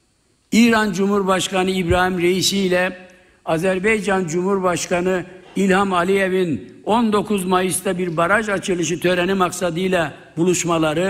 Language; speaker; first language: Turkish; native; Turkish